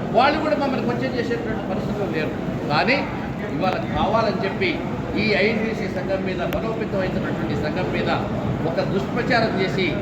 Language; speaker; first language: Telugu; native; Telugu